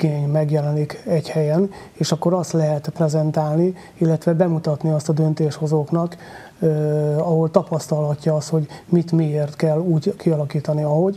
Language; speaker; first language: Hungarian; native; Hungarian